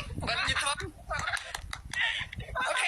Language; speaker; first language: English; non-native, learner; Thai